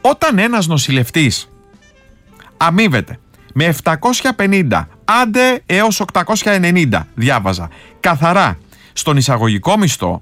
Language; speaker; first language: Greek; native; Greek